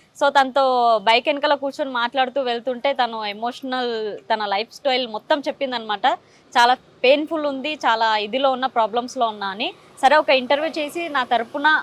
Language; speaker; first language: Telugu; native; Telugu